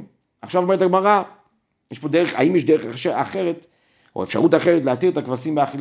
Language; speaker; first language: Hebrew; native; Hebrew